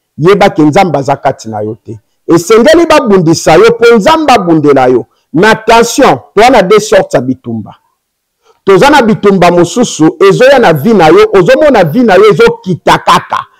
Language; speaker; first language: Lingala; native; Lingala